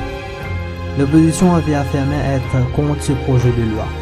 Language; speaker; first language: French; non-native, local second language; Morisyen